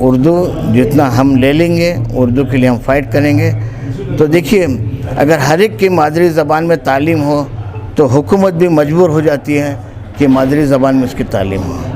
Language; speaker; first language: Urdu; native; Urdu